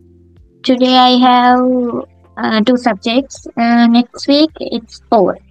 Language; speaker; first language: English; non-native, learner; Sinhala